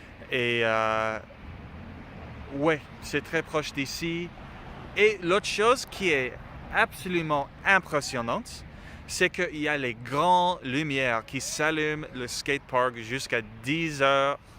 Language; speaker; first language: French; non-native, learner; English